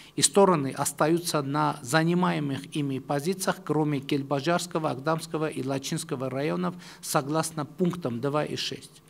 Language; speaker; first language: Russian; non-native, local second language; Armenian